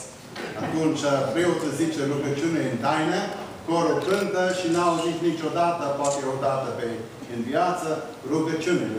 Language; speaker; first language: Romanian; early bilingual, heritage; Romanian